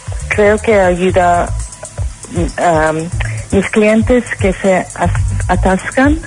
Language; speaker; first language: Spanish; non-native, learner; English